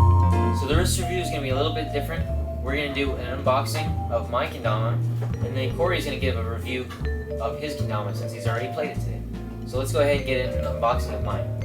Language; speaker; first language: English; native; English